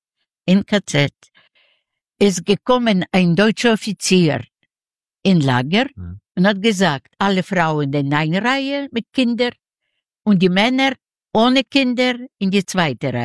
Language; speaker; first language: German; non-native, learner; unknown